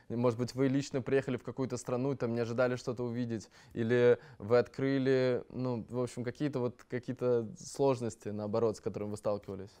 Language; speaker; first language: Russian; native; Russian